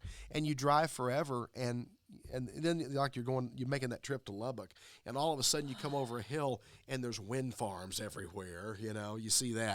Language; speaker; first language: English; native; English